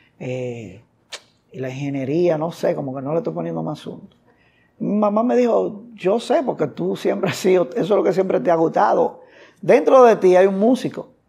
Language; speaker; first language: Spanish; native; Spanish